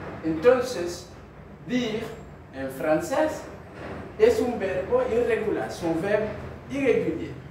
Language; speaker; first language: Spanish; non-native, fluent; Haitian Creole